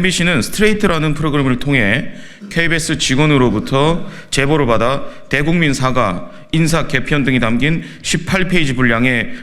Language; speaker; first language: Korean; native; Korean